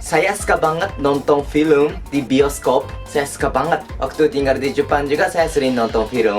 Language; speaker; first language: Indonesian; non-native, learner; Japanese